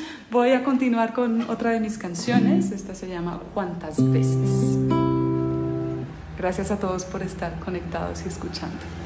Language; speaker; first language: Spanish; early bilingual, heritage; Spanish